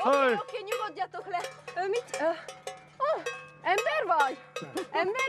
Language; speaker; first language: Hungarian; non-native, learner; Korean